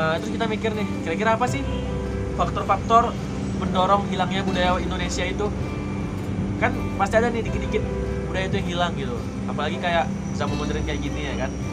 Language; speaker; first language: Indonesian; native; Indonesian